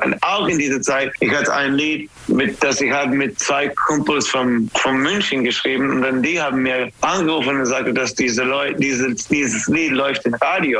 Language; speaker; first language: German; non-native, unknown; English